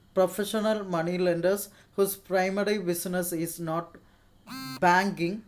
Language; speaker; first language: English; non-native, local second language; Malayalam